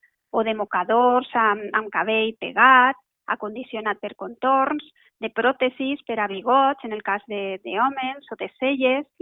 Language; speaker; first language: Catalan; native; Catalan